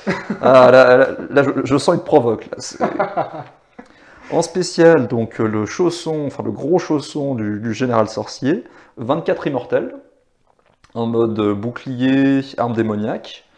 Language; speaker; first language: French; native; French